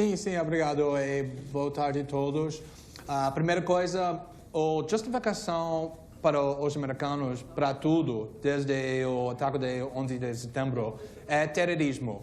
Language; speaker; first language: Portuguese; non-native, fluent; English